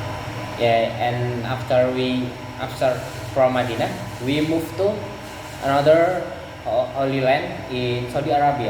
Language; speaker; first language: English; non-native, learner; Indonesian